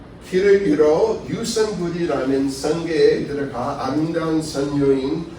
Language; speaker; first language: Korean; non-native, fluent; English